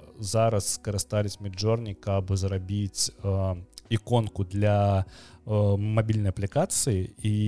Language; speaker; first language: Belarusian; non-native, local second language; Russian